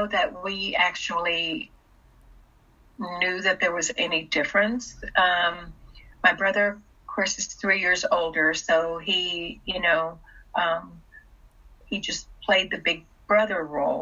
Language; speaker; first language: English; early bilingual, other home language; Russian